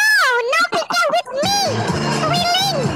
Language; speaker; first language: English; non-native, learner; Indonesian